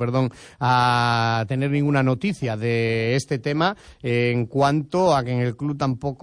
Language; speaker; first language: Spanish; native; Spanish